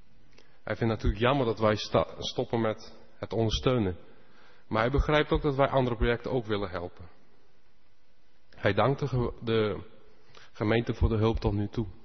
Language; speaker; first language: Dutch; non-native, fluent; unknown